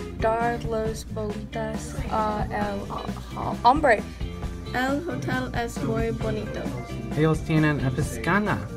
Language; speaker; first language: Spanish; non-native, learner; English